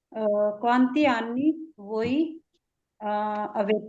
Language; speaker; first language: Italian; non-native, learner; Punjabi